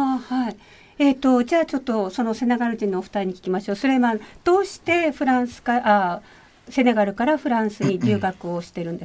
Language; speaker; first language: Japanese; native; Japanese